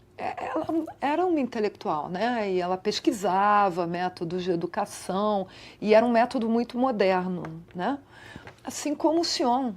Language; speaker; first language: Portuguese; early bilingual, other home language; Italian